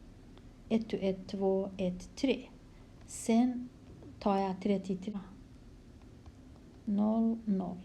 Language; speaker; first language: Swedish; non-native, fluent; Kurdish